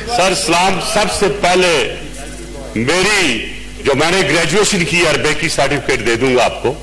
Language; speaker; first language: Urdu; non-native, local second language; Punjabi